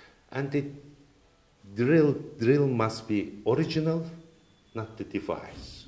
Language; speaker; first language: English; non-native, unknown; Turkish